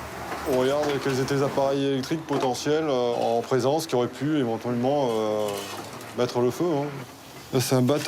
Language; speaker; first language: French; native; French